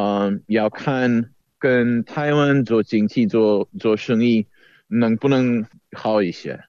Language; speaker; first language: Chinese; non-native, fluent; Czech